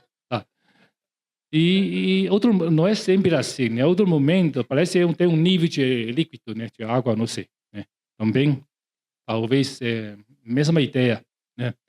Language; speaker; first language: Portuguese; non-native, learner; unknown